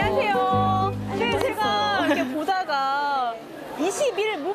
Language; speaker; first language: Korean; native; Korean